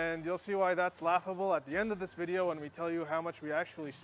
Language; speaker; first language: English; native; English